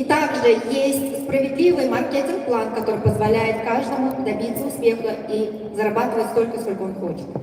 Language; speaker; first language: Russian; native; Russian